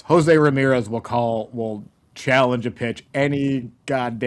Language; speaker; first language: English; native; English